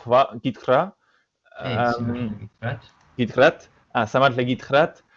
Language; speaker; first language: Georgian; non-native, learner; English